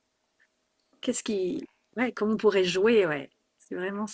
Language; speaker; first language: French; native; French